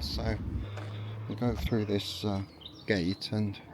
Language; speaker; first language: English; native; English